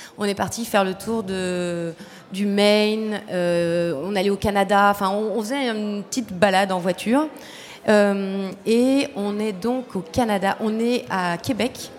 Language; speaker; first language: French; early bilingual, other home language; Spanish